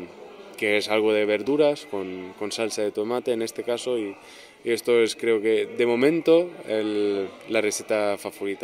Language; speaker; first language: Spanish; non-native, fluent; German